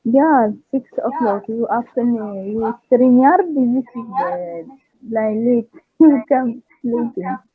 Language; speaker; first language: English; non-native, learner; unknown